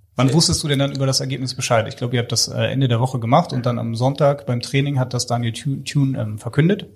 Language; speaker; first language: German; native; German